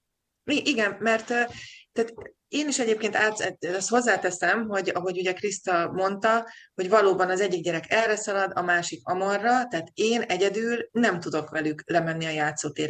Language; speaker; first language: Hungarian; native; Hungarian